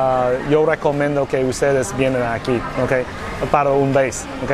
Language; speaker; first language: Spanish; non-native, learner; English